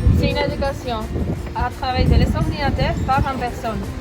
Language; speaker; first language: French; non-native, learner; Spanish